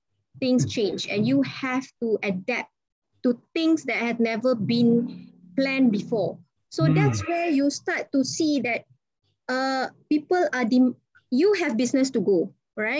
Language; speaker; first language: English; non-native, local second language; Malay